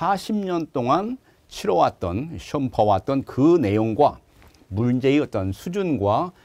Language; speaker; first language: Korean; native; Korean